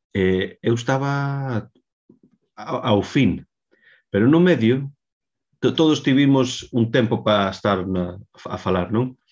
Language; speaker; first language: Galician; non-native, local second language; Spanish